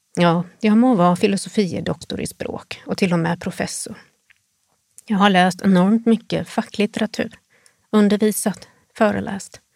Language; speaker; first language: Swedish; native; Swedish